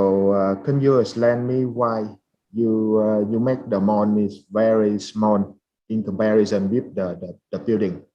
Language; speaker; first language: English; non-native, fluent; Vietnamese